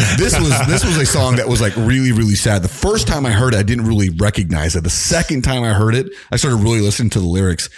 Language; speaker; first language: English; native; English